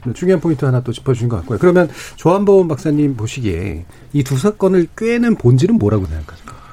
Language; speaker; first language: Korean; native; Korean